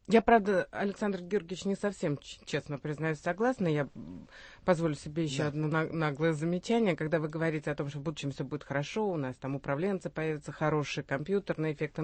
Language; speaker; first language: Russian; native; Russian